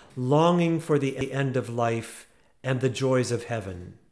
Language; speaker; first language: English; native; English